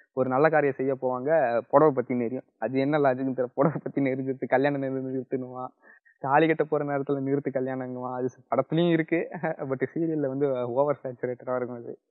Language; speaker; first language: Tamil; native; Tamil